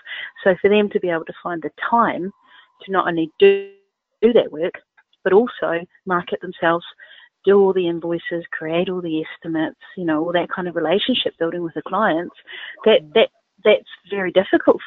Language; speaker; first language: English; native; English